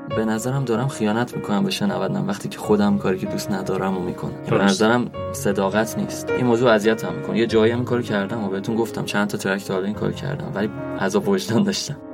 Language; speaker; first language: Persian; native; Persian